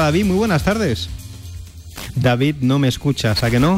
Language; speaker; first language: Spanish; native; Spanish